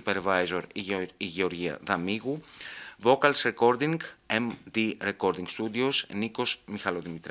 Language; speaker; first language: Greek; native; Greek